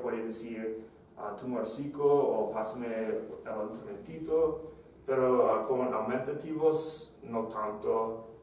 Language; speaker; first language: Spanish; non-native, fluent; English